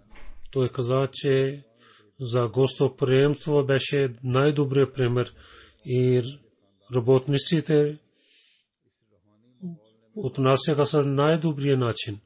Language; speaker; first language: Bulgarian; non-native, learner; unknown